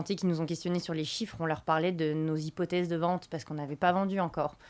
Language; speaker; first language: French; native; French